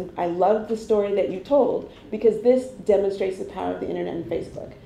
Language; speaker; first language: English; non-native, local second language; Igbo